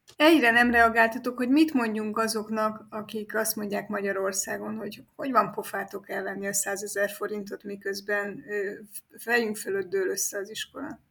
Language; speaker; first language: Hungarian; native; Hungarian